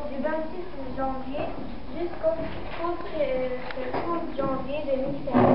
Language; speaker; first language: French; non-native, learner; Arabic